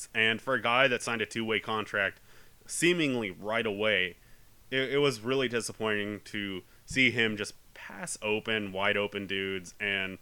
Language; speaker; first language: English; native; English